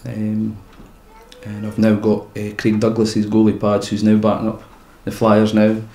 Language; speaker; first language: English; native; English